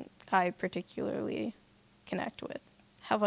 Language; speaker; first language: English; native; English